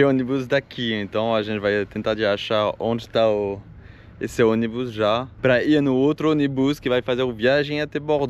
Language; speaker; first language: Portuguese; non-native, fluent; French